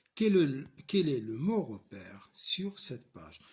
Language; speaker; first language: French; non-native, local second language; Arabic